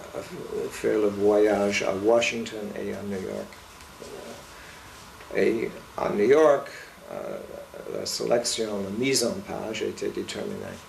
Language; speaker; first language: French; non-native, fluent; English